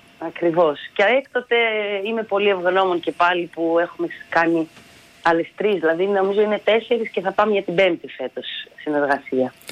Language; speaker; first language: Greek; early bilingual, other home language; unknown